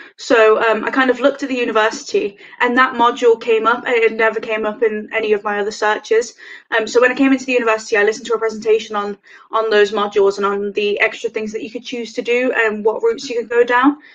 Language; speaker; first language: English; native; English